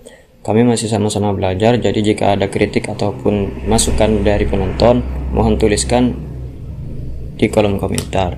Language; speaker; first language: Indonesian; native; Indonesian